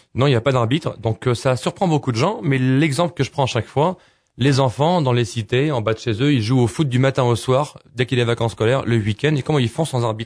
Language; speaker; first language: French; native; French